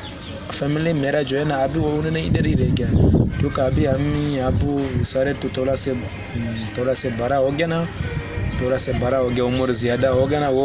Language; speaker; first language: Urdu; non-native, learner; Swahili